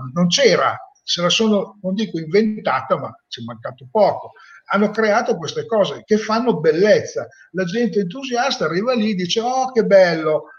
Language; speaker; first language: Italian; native; Italian